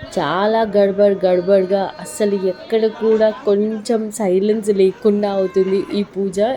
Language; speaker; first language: Telugu; non-native, local second language; Lambadi